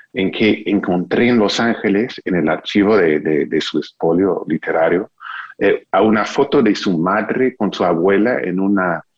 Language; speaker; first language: Spanish; non-native, fluent; English